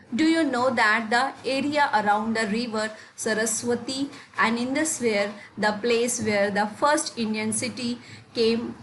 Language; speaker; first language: English; non-native, local second language; Hindi